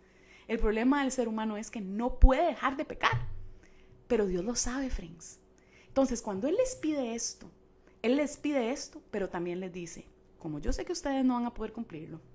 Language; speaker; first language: Spanish; native; Spanish